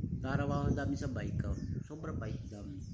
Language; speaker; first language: Filipino; non-native, learner; Punjabi